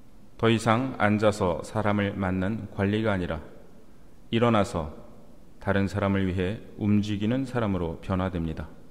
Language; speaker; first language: Korean; native; Korean